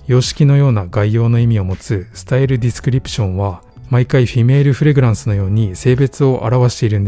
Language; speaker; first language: Japanese; native; Japanese